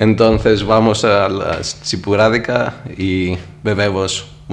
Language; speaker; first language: Spanish; non-native, learner; Greek